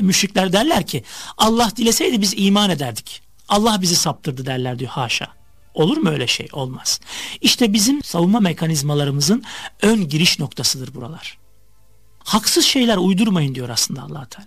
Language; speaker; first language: Turkish; native; Turkish